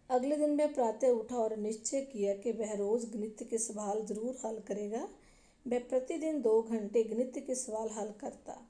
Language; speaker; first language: Hindi; non-native, local second language; Punjabi